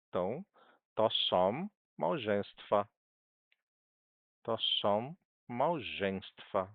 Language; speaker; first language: Polish; non-native, fluent; Portuguese